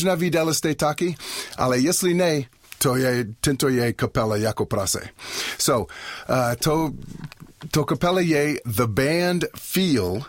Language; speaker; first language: Czech; non-native, learner; English